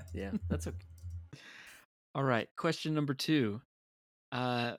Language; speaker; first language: English; native; English